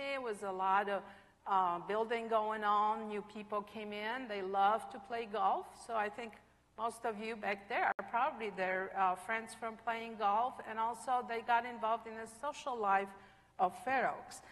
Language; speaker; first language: English; non-native, fluent; Polish